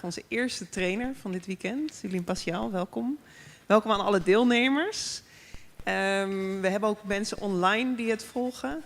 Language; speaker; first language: Dutch; native; Dutch